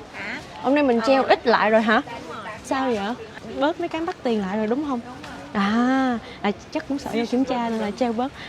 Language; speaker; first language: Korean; non-native, fluent; Vietnamese